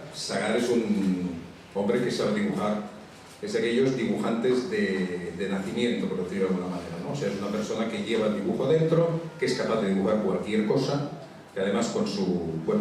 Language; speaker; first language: Spanish; native; Spanish